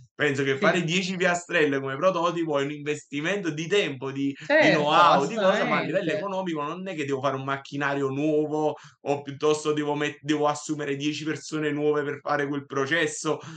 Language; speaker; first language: Italian; native; Italian